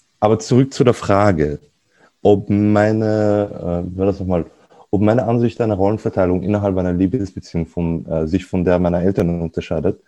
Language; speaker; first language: German; early bilingual, other home language; Arabic